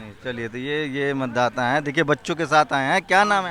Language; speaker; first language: Hindi; native; Hindi